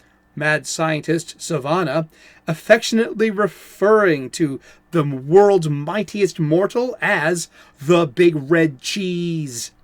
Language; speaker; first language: English; native; English